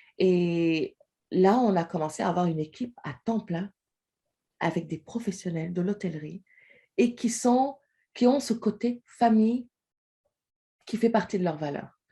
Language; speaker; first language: French; non-native, local second language; Wolof